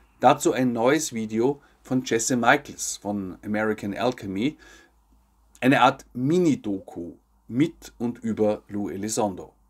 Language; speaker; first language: German; native; German